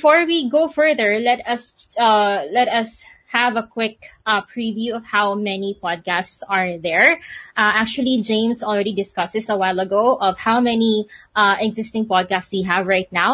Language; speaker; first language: English; non-native, local second language; Filipino